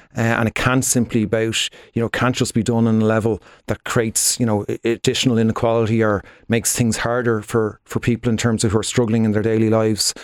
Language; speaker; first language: English; native; English